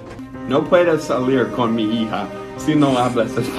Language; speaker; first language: Spanish; non-native, learner; English